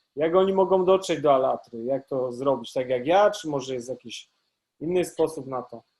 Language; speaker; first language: Polish; native; Polish